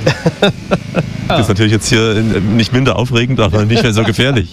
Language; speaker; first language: German; native; German